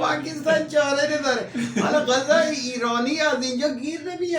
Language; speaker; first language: Persian; non-native, learner; Punjabi